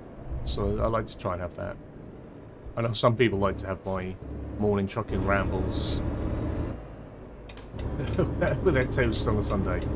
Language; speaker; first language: English; native; English